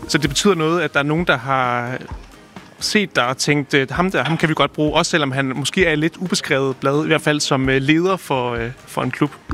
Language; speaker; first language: Danish; native; Danish